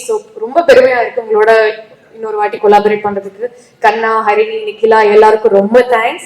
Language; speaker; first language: Tamil; non-native, learner; Telugu